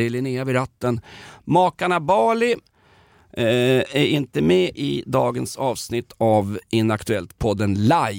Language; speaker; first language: Swedish; native; Swedish